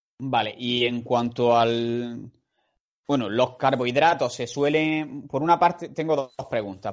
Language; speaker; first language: Spanish; native; Spanish